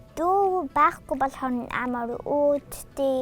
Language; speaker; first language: Mongolian; early bilingual, heritage; Mongolian